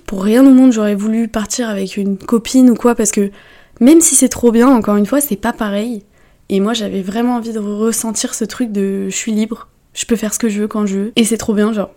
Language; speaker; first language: French; native; French